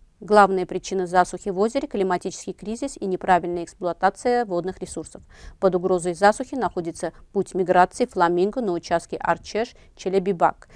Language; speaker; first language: Russian; non-native, local second language; Armenian